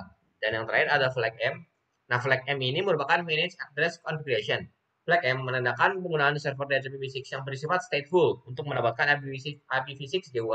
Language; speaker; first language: Indonesian; native; Indonesian